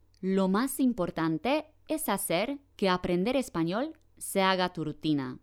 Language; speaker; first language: Spanish; non-native, fluent; Polish